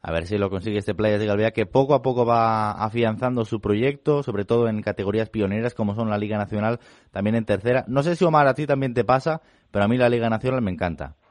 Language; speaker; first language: Spanish; non-native, local second language; Catalan